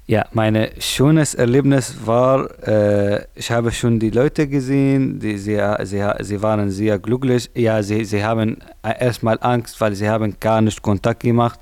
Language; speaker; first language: German; non-native, learner; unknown